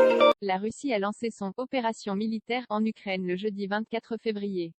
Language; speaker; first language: French; native; French